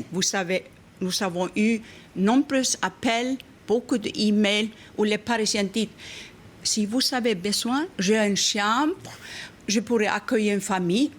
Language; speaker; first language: French; non-native, fluent; Icelandic